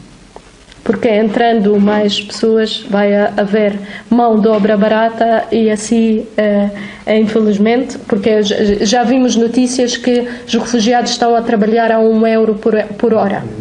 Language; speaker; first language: Portuguese; non-native, fluent; Arabic